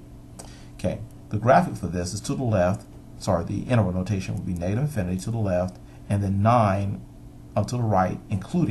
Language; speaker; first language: English; native; English